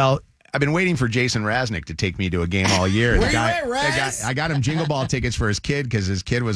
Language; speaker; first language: English; native; English